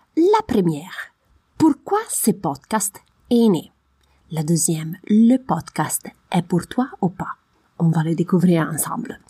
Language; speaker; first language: French; non-native, fluent; Italian